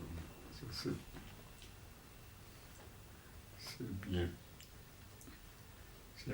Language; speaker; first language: French; non-native, fluent; Portuguese